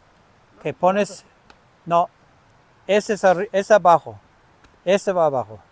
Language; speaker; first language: Spanish; non-native, learner; English